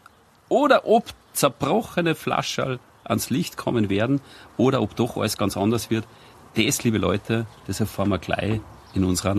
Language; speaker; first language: German; native; German